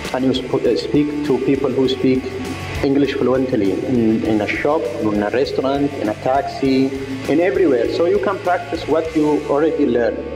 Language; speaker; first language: English; non-native, fluent; Arabic